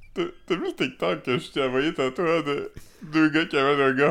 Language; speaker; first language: French; native; French